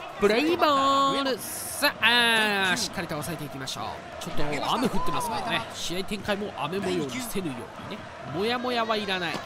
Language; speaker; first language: Japanese; native; Japanese